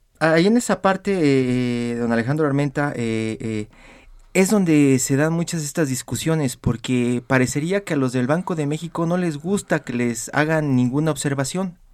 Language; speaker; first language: Spanish; native; Spanish